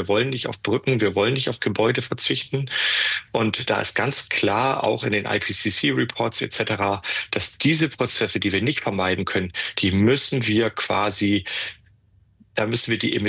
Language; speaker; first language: German; native; German